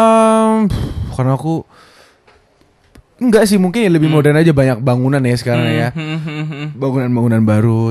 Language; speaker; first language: Indonesian; native; Indonesian